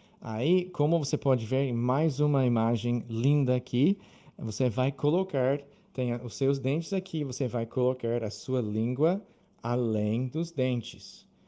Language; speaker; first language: Portuguese; non-native, fluent; English